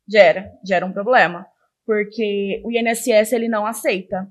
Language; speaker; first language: Portuguese; native; Portuguese